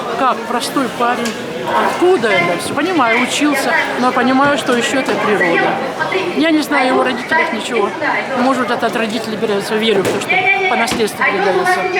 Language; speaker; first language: Russian; native; Russian